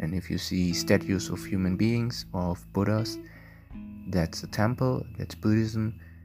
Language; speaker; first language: English; non-native, fluent; German